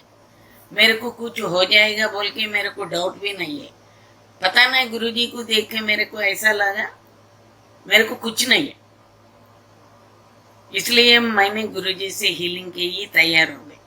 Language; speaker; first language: Hindi; non-native, local second language; Telugu